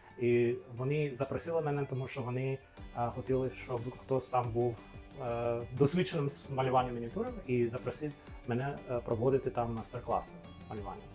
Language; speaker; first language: Ukrainian; non-native, fluent; English